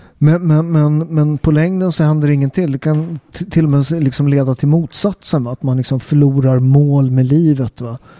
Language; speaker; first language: Swedish; early bilingual, other home language; Italian